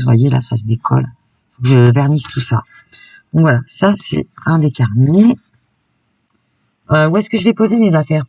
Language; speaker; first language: French; native; French